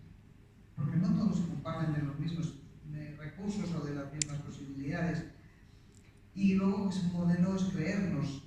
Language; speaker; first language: Spanish; native; Spanish